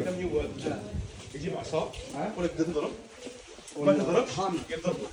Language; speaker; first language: Arabic; native; Arabic